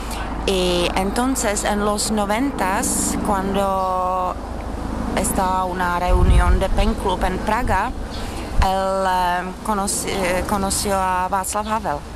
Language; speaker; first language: Spanish; non-native, learner; Czech